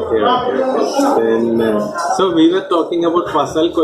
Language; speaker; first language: English; non-native, local second language; Malayalam